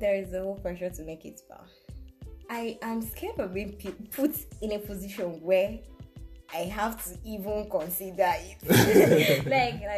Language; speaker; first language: English; non-native, local second language; Igbo